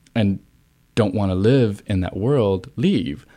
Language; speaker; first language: English; native; English